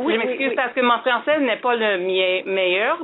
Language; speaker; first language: French; non-native, fluent; English